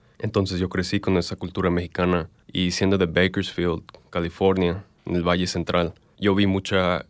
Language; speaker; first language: Spanish; early bilingual, heritage; English